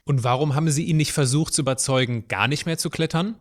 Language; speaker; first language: German; native; German